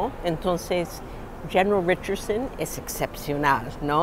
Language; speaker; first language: Spanish; non-native, fluent; English